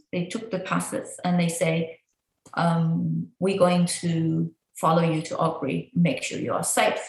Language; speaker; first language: English; non-native, fluent; Persian